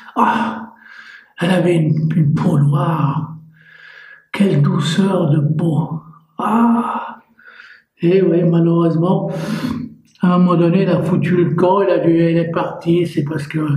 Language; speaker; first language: French; native; French